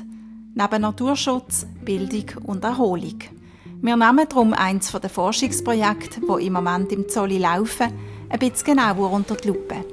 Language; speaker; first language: German; native; German